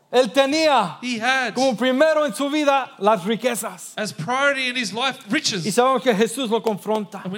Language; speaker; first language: Spanish; non-native, fluent; English